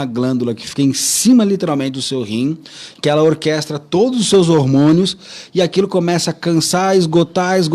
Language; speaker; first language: Portuguese; native; Portuguese